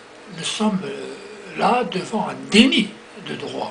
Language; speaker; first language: French; non-native, local second language; Kabyle